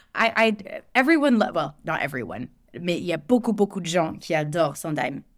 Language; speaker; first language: French; non-native, fluent; English